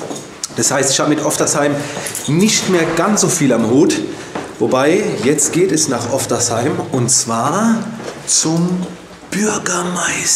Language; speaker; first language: German; native; German